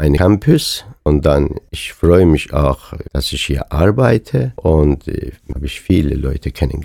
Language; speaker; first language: German; non-native, fluent; Persian